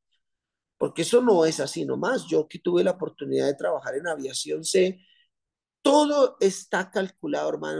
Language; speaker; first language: Spanish; native; Spanish